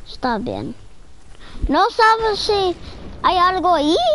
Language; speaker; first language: Spanish; early bilingual, heritage; Spanish